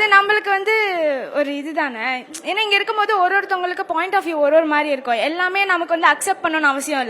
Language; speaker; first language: Tamil; native; Tamil